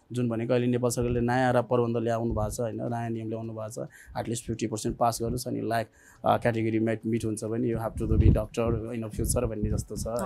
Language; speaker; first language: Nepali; non-native, local second language; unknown